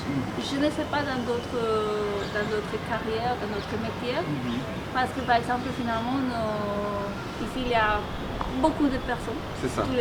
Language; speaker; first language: French; non-native, fluent; Spanish